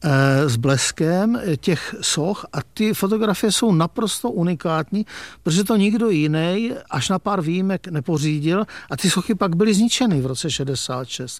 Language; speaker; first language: Czech; native; Czech